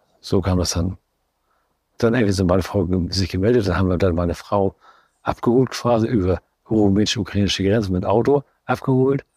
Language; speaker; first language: German; native; German